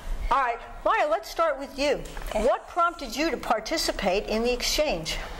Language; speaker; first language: English; native; English